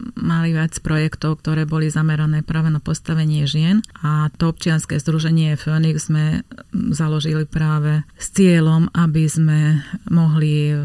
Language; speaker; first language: Slovak; non-native, local second language; Hungarian